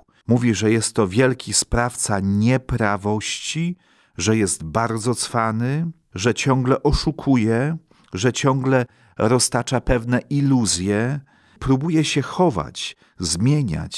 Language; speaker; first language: Polish; native; Polish